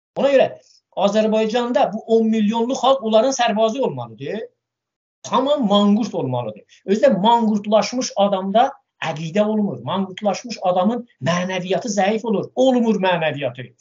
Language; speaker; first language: Azerbaijani; non-native, local second language; Talysh